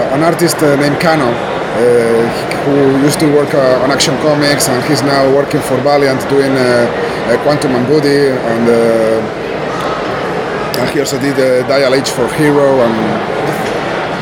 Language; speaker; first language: English; non-native, fluent; Spanish